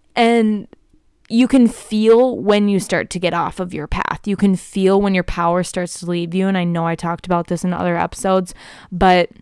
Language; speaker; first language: English; native; English